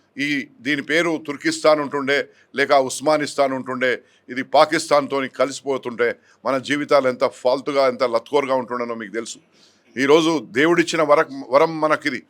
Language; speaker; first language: Telugu; native; Telugu